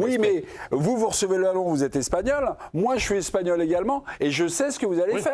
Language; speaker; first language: French; native; French